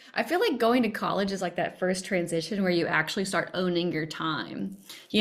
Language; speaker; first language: English; native; English